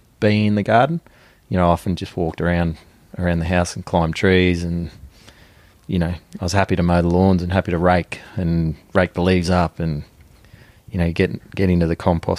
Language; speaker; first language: English; native; English